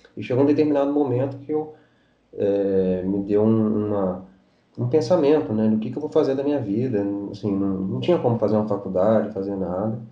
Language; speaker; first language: Portuguese; native; Portuguese